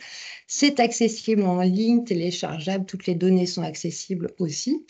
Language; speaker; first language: French; native; French